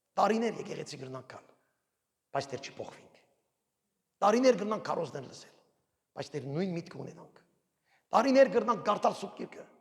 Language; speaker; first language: Armenian; early bilingual, heritage; Armenian